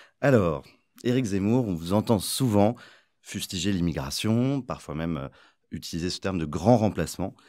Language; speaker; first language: French; native; French